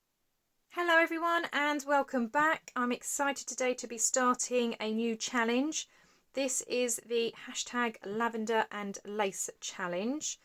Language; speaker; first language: English; native; English